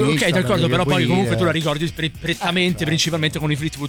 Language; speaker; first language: Italian; native; Italian